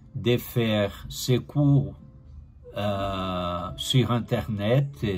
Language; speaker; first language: French; non-native, fluent; Portuguese